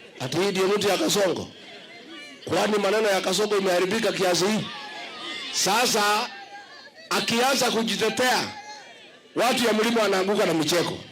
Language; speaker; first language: Swahili; non-native, local second language; Kikuyu